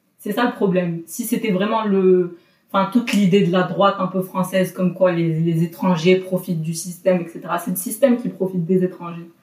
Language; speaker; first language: French; non-native, local second language; Arabic